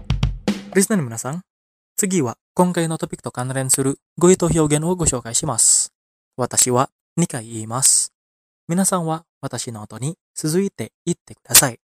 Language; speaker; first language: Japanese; non-native, fluent; Indonesian